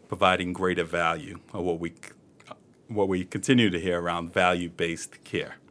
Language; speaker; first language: English; native; English